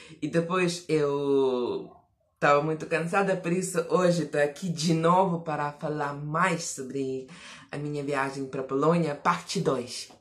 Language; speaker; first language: Portuguese; non-native, fluent; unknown